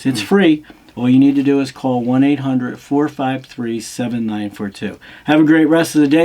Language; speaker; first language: English; native; English